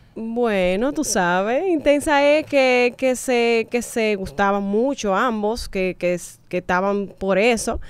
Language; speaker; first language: Spanish; native; Spanish